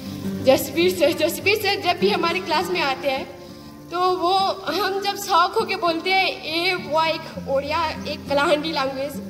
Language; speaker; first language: Hindi; non-native, local second language; Odia